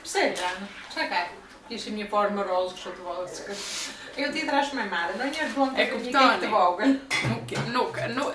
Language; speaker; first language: Albanian; native; Albanian